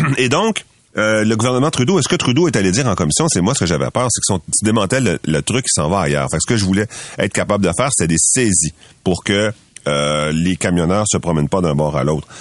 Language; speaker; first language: French; native; French